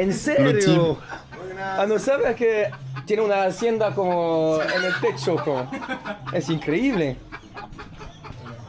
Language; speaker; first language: Spanish; non-native, learner; French